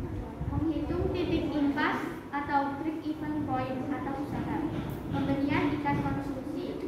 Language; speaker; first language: Indonesian; native; Indonesian